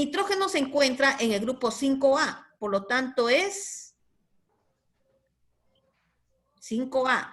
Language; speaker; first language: Spanish; native; Spanish